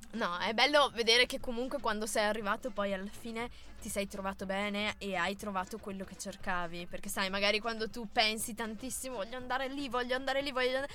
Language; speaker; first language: Italian; native; Italian